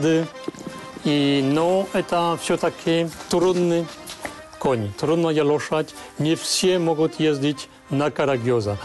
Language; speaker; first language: Russian; non-native, fluent; French